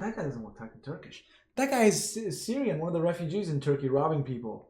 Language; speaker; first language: English; non-native, fluent; Turkish